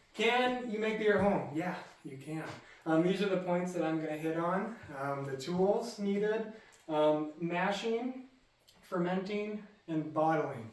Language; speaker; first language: English; native; English